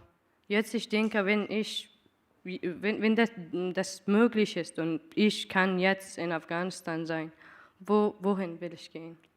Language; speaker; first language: German; non-native, learner; Persian